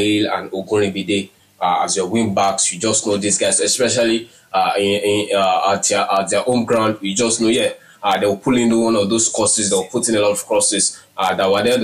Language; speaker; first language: English; non-native, local second language; Yoruba